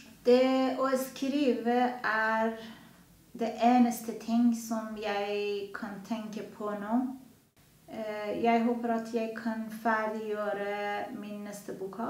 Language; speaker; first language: Norwegian; non-native, fluent; Persian